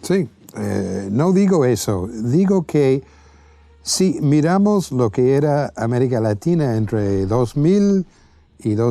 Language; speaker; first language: Spanish; non-native, fluent; English